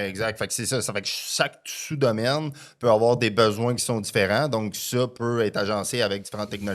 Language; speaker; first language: French; native; French